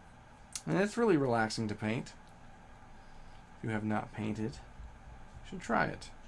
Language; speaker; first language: English; native; English